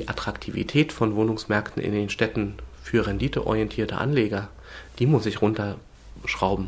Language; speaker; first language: German; native; German